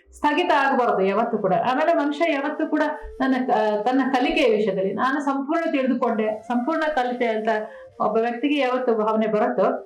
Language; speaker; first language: Kannada; native; Kannada